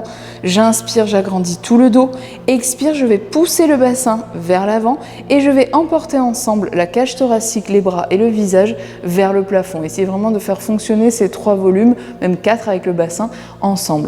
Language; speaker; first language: French; native; French